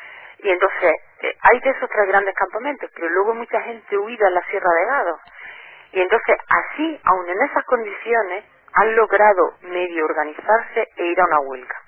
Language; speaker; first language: Spanish; native; Spanish